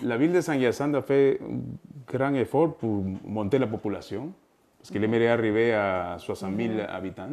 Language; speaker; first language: French; non-native, fluent; Spanish